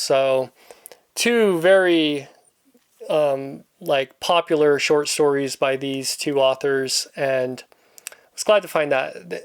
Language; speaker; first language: English; native; English